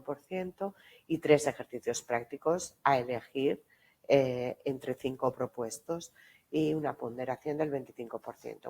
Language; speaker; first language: Spanish; native; Spanish